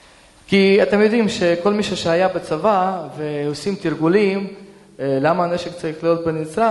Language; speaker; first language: Hebrew; early bilingual, other home language; Russian